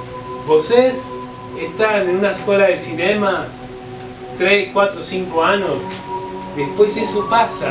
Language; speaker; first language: Portuguese; non-native, fluent; Spanish